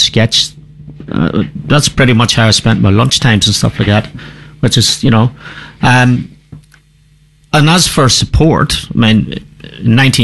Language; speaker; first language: English; native; English